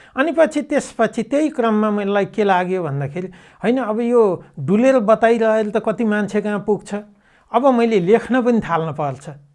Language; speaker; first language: Nepali; native; Nepali